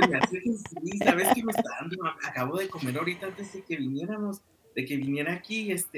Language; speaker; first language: Spanish; early bilingual, other home language; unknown